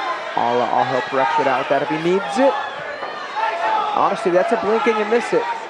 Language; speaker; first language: English; native; English